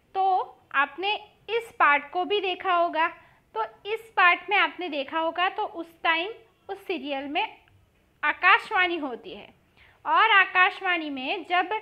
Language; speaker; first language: Hindi; non-native, local second language; Gujarati